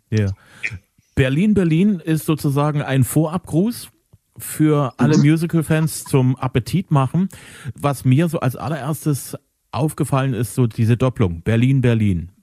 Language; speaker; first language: German; native; German